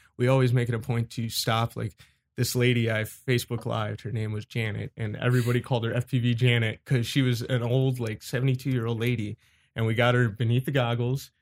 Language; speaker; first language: English; native; English